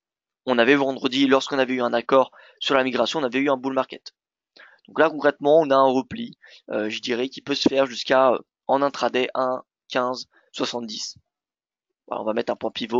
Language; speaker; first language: French; native; French